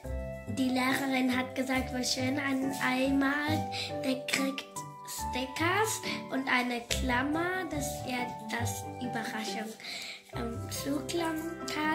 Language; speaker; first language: German; early bilingual, other home language; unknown